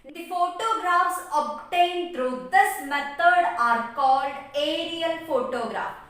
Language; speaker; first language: English; non-native, local second language; Malayalam